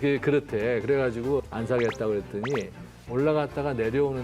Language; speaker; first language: Korean; native; Korean